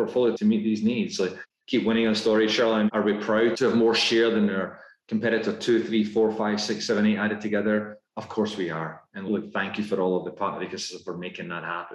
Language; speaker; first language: English; native; English